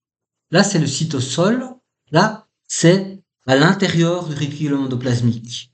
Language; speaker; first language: French; native; French